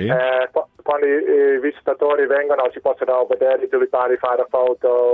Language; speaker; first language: Italian; non-native, learner; Dutch